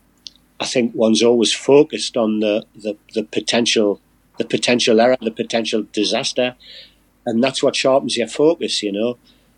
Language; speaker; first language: English; native; English